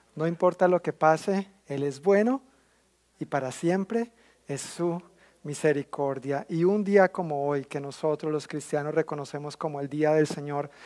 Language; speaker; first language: Spanish; native; Spanish